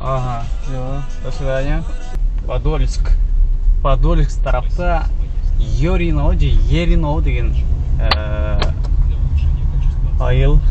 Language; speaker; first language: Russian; non-native, local second language; Kyrgyz